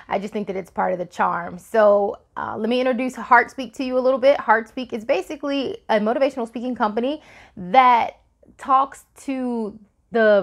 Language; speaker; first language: English; native; English